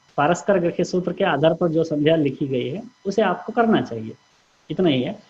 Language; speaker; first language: Hindi; non-native, local second language; Kannada